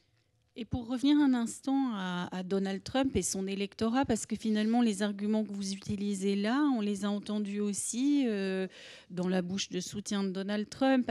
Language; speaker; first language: French; native; French